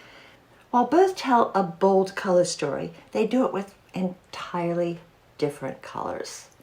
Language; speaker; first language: English; native; English